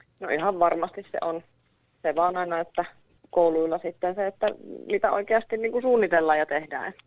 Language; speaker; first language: Finnish; native; Finnish